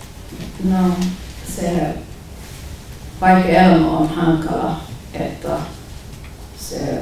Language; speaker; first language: Finnish; non-native, learner; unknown